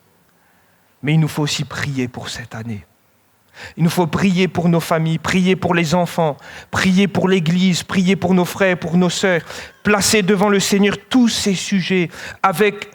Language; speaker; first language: French; native; French